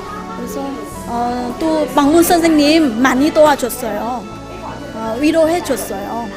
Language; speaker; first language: Korean; non-native, learner; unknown